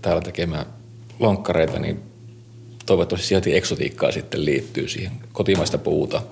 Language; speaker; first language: Finnish; native; Finnish